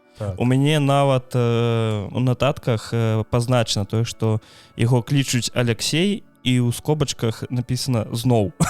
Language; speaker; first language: Belarusian; non-native, local second language; Russian